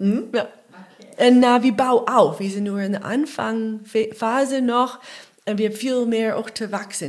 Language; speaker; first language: German; non-native, learner; English